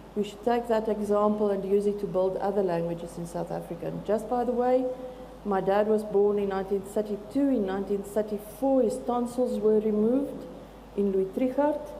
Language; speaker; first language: English; non-native, local second language; Afrikaans